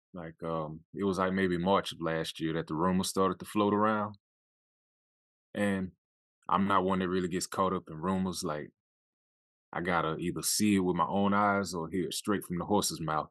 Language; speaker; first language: English; native; English